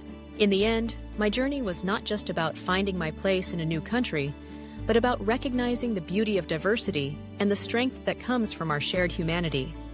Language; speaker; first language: English; early bilingual, other home language; Russian